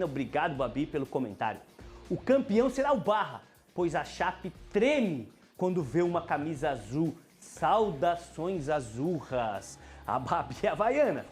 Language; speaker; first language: Portuguese; native; Portuguese